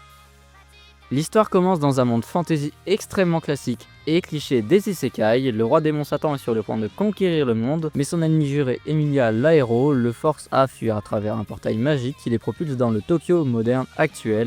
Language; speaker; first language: French; native; French